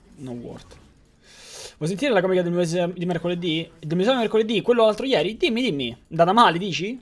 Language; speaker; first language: Italian; native; Italian